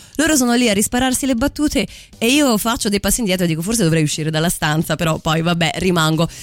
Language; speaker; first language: Italian; native; Italian